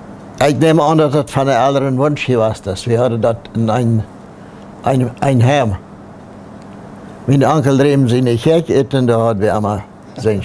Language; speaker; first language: German; non-native, local second language; Plautdietsch